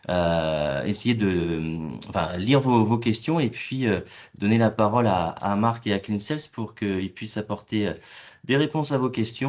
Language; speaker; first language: French; native; French